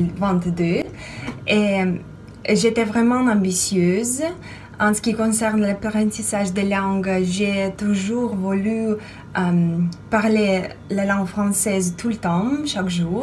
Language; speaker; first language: French; non-native, fluent; Russian